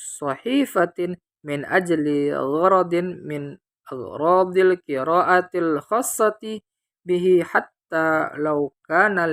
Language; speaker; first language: Arabic; non-native, learner; Indonesian